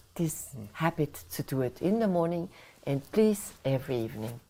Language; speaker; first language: English; non-native, fluent; Swiss German